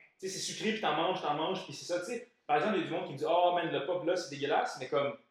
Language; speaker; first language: French; native; French